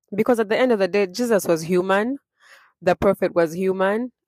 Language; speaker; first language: English; non-native, local second language; Ganda